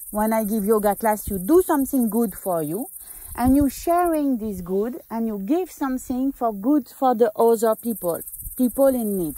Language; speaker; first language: English; non-native, learner; French